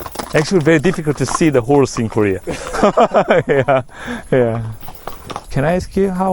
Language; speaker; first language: English; non-native, learner; Korean